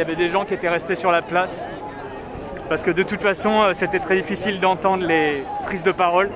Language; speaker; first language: French; native; French